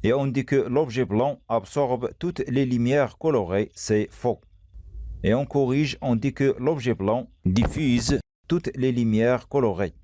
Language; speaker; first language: French; non-native, local second language; Arabic